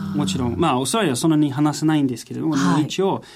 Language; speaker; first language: Japanese; non-native, fluent; English